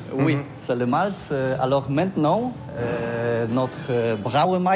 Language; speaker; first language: French; non-native, learner; Polish